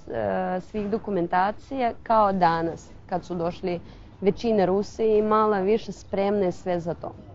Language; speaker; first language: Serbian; non-native, fluent; Russian